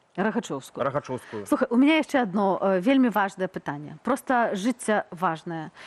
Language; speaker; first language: Belarusian; native; Belarusian